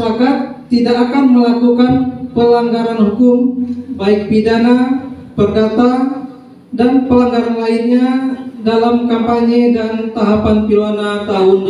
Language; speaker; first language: Indonesian; non-native, local second language; Minangkabau